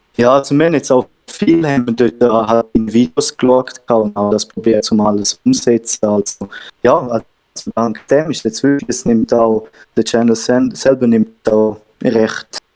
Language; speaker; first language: German; native; German